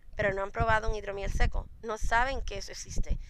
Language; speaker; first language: Spanish; native; Spanish